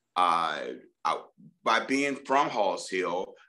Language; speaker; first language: English; native; English